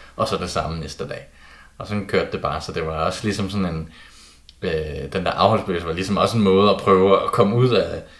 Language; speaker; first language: Danish; native; Danish